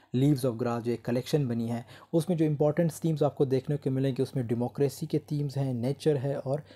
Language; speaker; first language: Urdu; native; Urdu